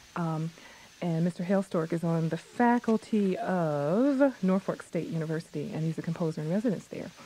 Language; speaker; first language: English; native; English